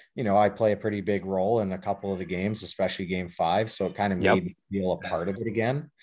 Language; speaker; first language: English; native; English